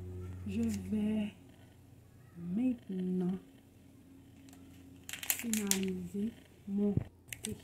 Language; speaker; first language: French; non-native, local second language; Haitian Creole